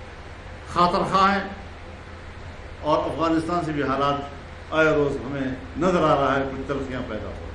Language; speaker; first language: Urdu; non-native, local second language; Pashto